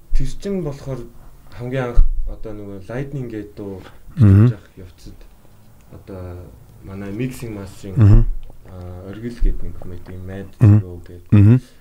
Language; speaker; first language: Mongolian; early bilingual, heritage; Mongolian